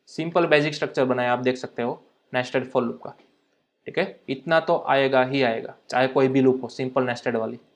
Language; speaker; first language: Hindi; non-native, local second language; Gujarati